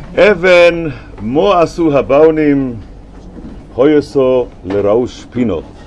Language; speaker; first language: Hebrew; non-native, fluent; German